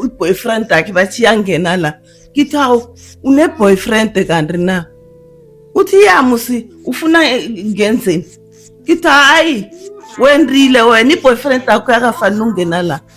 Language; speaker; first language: Zulu; non-native, local second language; South Ndebele